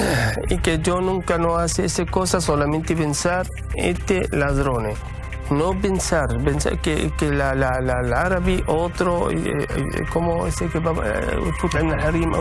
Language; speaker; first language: Spanish; non-native, learner; Arabic